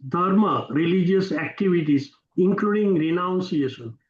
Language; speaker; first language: English; non-native, local second language; Gujarati